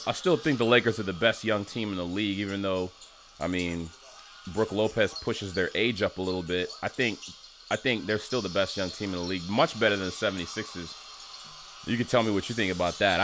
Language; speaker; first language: English; native; English